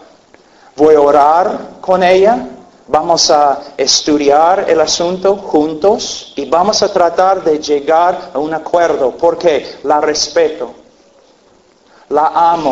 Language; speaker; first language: Spanish; non-native, fluent; English